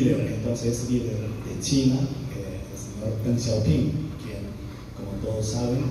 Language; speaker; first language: Spanish; non-native, fluent; Chinese